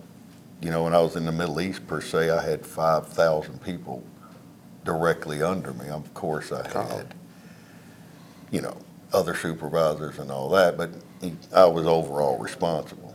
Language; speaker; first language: English; native; English